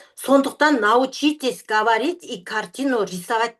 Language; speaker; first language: Russian; non-native, local second language; Kazakh